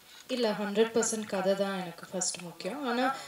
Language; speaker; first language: Tamil; non-native, local second language; Malayalam